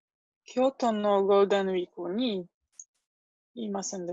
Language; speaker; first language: Japanese; non-native, learner; English